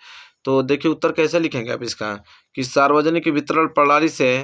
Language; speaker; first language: Hindi; native; Hindi